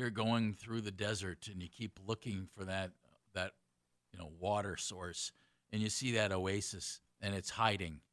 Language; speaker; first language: English; native; English